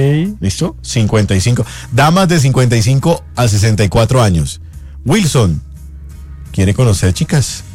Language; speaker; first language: Spanish; native; Spanish